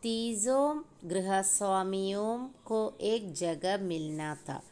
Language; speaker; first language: Hindi; non-native, local second language; Malayalam